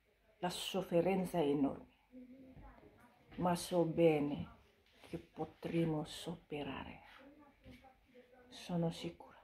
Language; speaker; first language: Italian; non-native, fluent; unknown